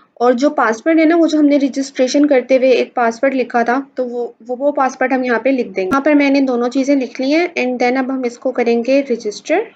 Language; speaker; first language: Urdu; native; Urdu